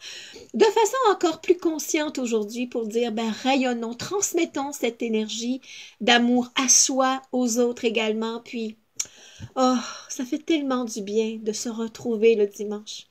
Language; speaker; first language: French; native; French